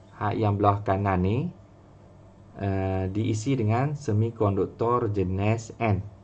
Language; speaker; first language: Malay; native; Malay